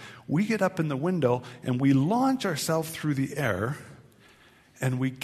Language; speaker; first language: English; native; English